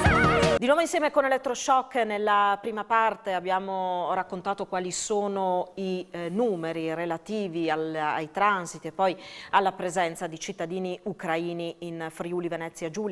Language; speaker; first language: Italian; native; Italian